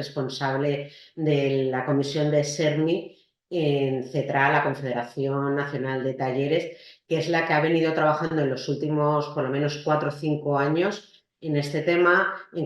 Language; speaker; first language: Spanish; native; Spanish